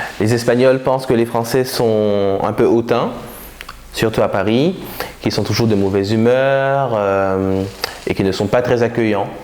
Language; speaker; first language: French; native; French